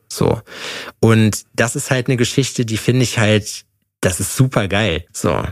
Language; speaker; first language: German; native; German